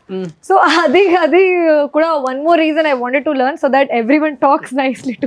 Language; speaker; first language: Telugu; non-native, local second language; Hindi